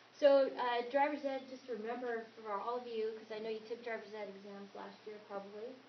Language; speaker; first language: English; native; English